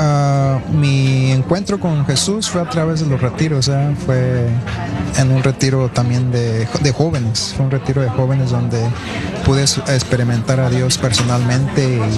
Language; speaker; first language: Spanish; early bilingual, heritage; Spanish